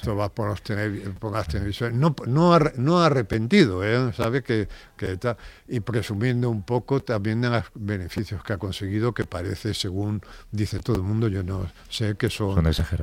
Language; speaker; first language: Spanish; native; Spanish